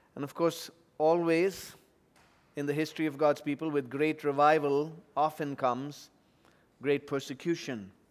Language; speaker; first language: English; non-native, local second language; Tamil